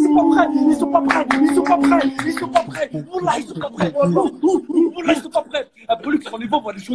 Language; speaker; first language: French; native; French